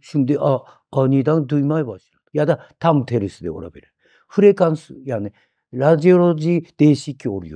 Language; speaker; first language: Turkish; non-native, fluent; Japanese